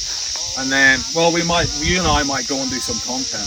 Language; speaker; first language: English; native; English